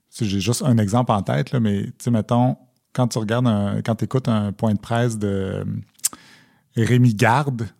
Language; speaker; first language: French; native; French